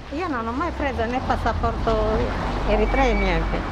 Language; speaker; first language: Italian; non-native, fluent; Tigrinya